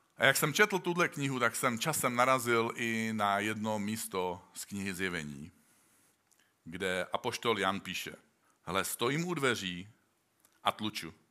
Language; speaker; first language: Czech; native; Czech